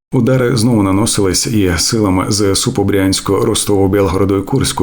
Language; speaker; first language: Ukrainian; native; Ukrainian